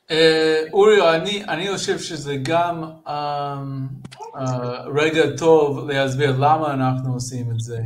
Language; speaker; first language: Hebrew; non-native, fluent; English